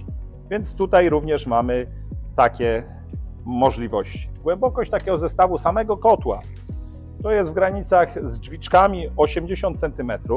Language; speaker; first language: Polish; native; Polish